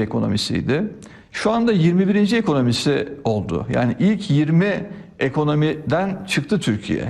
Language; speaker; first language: Turkish; native; Turkish